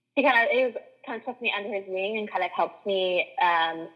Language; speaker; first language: English; native; English